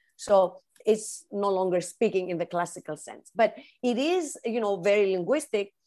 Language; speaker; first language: English; non-native, fluent; Greek